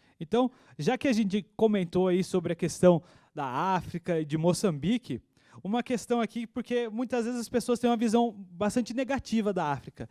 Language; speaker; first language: Portuguese; native; Portuguese